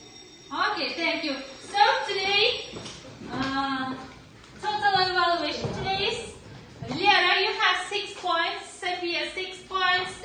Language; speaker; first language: English; non-native, learner; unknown